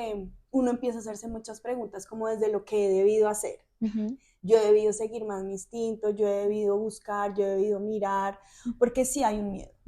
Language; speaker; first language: Spanish; native; Spanish